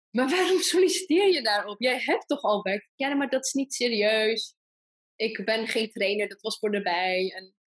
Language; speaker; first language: Dutch; early bilingual, other home language; Persian